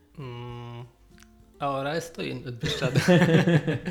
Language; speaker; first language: Spanish; non-native, learner; Polish